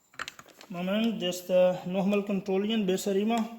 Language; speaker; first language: German; non-native, learner; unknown